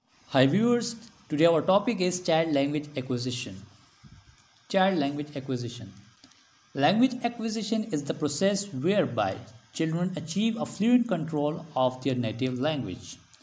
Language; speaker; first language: English; non-native, local second language; Urdu